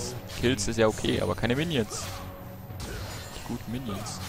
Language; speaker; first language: German; native; German